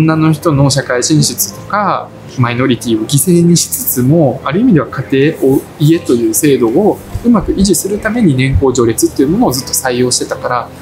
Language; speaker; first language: Japanese; early bilingual, other home language; Russian